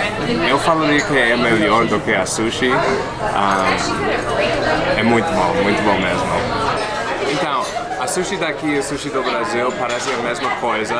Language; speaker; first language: Portuguese; non-native, fluent; English